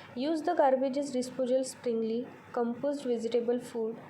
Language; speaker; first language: English; non-native, local second language; Marathi